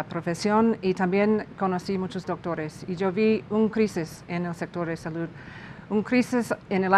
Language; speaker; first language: Spanish; non-native, fluent; English